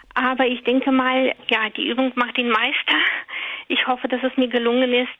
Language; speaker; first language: German; non-native, fluent; Russian